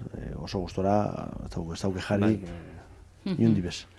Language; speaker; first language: Basque; native; Basque